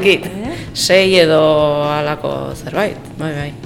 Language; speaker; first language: Basque; non-native, learner; Spanish